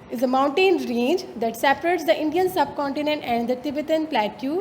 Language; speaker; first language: English; non-native, local second language; Urdu